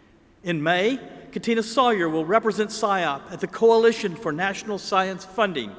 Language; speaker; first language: English; native; English